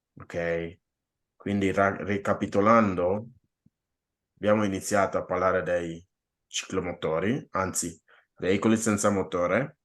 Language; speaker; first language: Italian; non-native, fluent; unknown